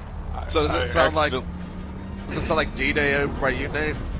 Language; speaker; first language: English; native; English